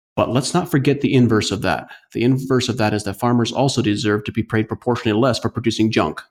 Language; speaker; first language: English; native; English